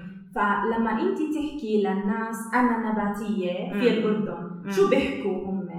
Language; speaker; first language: Arabic; native; Arabic